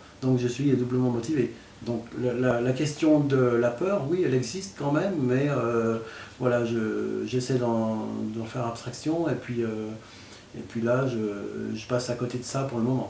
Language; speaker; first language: French; native; French